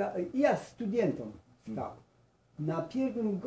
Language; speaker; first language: Russian; non-native, learner; Polish